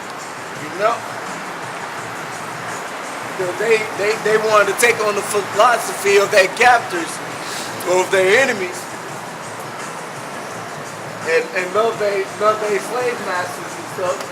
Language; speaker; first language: English; native; English